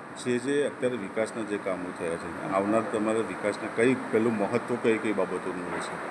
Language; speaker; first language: Gujarati; native; Gujarati